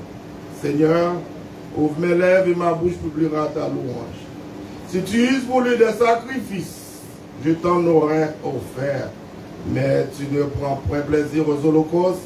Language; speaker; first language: French; non-native, local second language; Haitian Creole